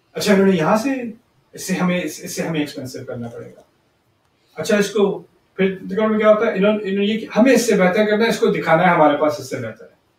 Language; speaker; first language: Urdu; early bilingual, heritage; Urdu